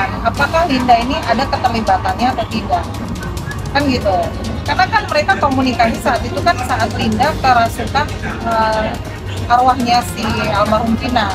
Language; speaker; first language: Indonesian; native; Indonesian